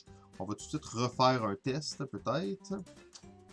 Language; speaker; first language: French; native; French